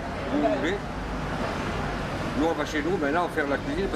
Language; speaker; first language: French; native; French